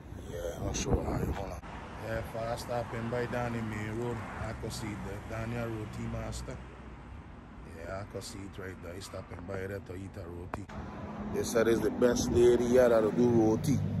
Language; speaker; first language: English; native; English